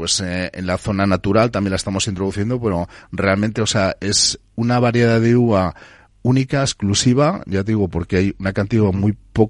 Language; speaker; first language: Spanish; native; Spanish